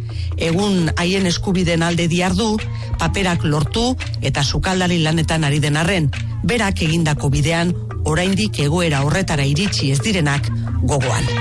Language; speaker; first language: Basque; native; Basque